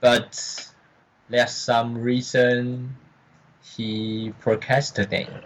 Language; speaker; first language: English; non-native, learner; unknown